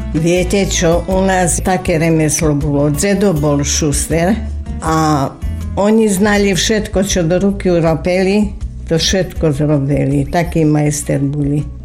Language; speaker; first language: Slovak; native; Slovak